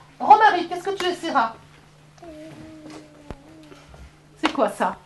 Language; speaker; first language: French; native; French